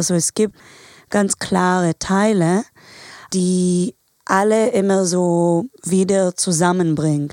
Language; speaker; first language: German; non-native, fluent; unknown